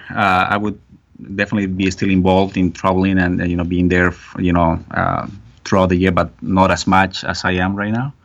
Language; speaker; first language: English; non-native, fluent; Spanish